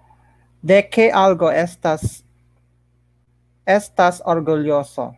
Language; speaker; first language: Spanish; non-native, learner; Filipino